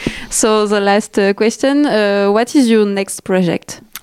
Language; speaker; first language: English; non-native, learner; French